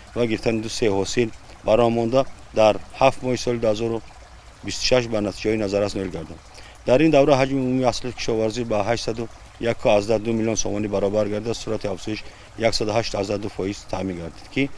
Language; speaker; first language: Tajik; native; Tajik